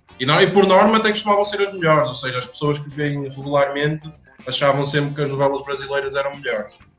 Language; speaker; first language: Portuguese; native; Portuguese